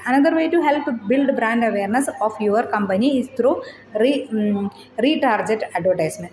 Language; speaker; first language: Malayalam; native; Malayalam